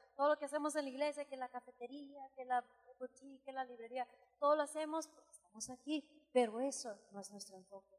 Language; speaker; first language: Spanish; early bilingual, heritage; Spanish